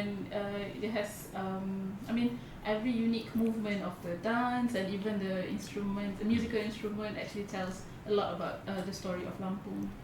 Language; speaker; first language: English; non-native, local second language; Malay